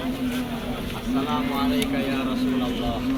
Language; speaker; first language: Indonesian; native; Indonesian